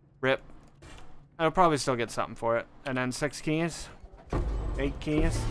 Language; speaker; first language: English; native; English